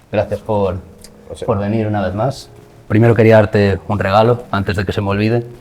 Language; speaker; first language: Spanish; native; Spanish